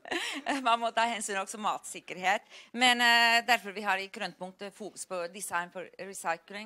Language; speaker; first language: Norwegian; non-native, fluent; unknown